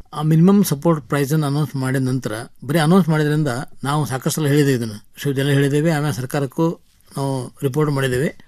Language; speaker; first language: Kannada; native; Kannada